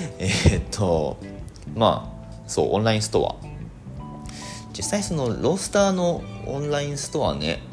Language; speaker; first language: Japanese; native; Japanese